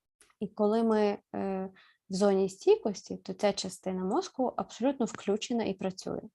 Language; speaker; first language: Ukrainian; native; Ukrainian